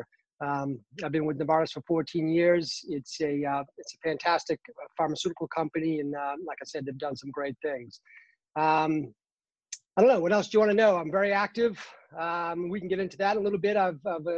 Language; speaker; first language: English; native; English